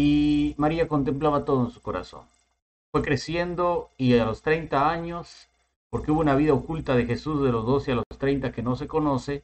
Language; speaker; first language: Spanish; native; Spanish